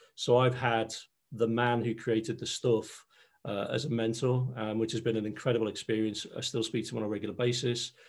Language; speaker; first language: English; native; English